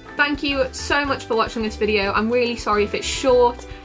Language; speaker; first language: English; native; English